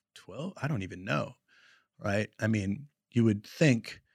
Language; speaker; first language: English; native; English